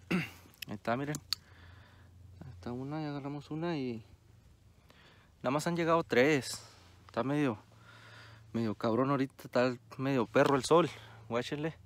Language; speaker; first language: Spanish; native; Spanish